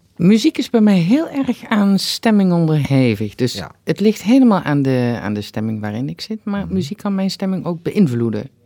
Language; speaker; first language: Dutch; native; Dutch